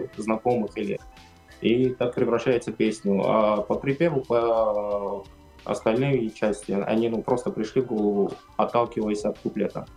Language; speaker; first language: Russian; non-native, fluent; Kurdish